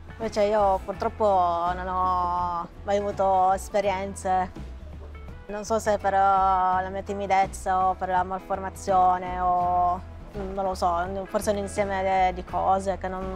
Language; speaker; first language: Italian; native; Italian